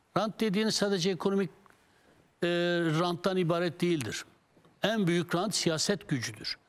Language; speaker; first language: Turkish; non-native, local second language; Kurdish